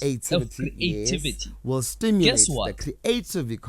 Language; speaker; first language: English; non-native, local second language; Zulu